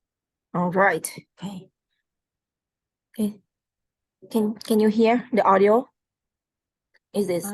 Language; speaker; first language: English; non-native, fluent; Vietnamese